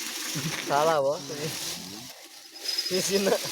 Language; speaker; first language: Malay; non-native, local second language; Sundanese